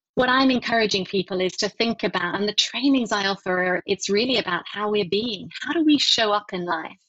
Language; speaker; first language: English; native; English